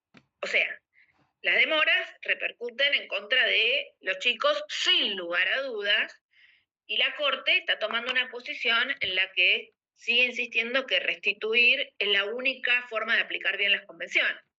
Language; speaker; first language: Spanish; native; Spanish